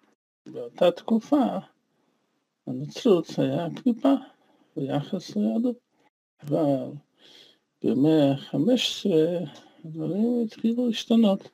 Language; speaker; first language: Hebrew; non-native, fluent; Russian